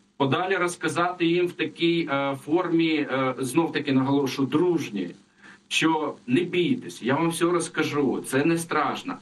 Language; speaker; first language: Ukrainian; non-native, local second language; Russian